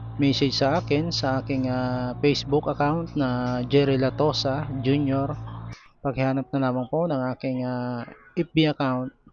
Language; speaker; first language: Filipino; non-native, local second language; Bikol